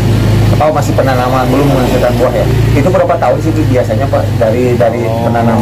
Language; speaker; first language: Indonesian; native; Indonesian